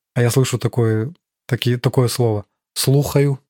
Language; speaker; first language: Russian; native; Russian